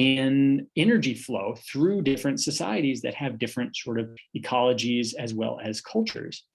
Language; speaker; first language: English; native; English